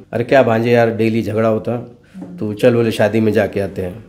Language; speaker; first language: Hindi; non-native, local second language; Marathi